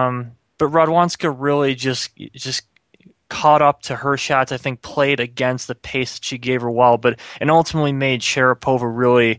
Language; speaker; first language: English; native; English